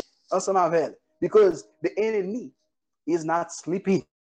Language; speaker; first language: English; non-native, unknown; Haitian Creole